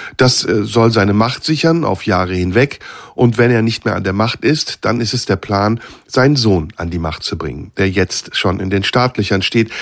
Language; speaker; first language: German; early bilingual, other home language; Turkish